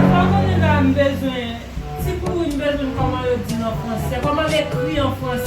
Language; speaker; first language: French; non-native, learner; Haitian Creole